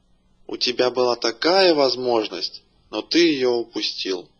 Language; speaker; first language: Russian; native; Russian